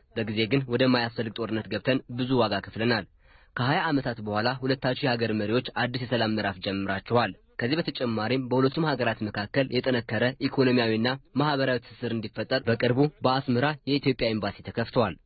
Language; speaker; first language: Amharic; non-native, local second language; Tigrinya